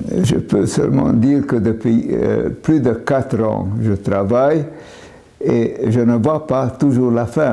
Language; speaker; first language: French; non-native, fluent; Hungarian